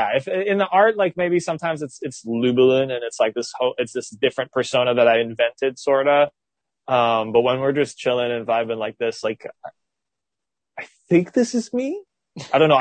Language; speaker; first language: English; native; English